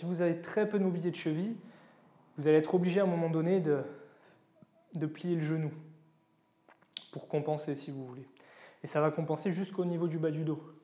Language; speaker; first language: French; native; French